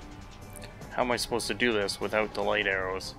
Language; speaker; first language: English; native; English